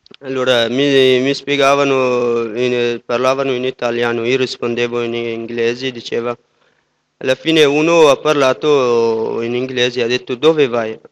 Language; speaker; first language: Italian; non-native, fluent; Persian